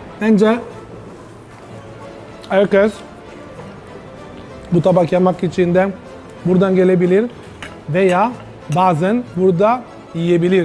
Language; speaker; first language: Turkish; non-native, learner; Italian